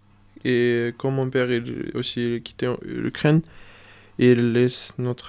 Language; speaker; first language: French; non-native, learner; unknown